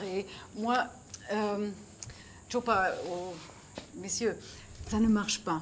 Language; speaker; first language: French; non-native, learner; German